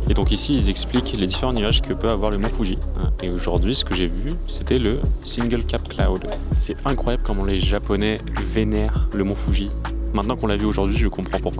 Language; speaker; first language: French; native; French